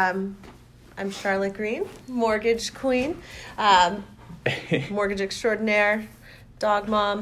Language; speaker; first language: English; native; English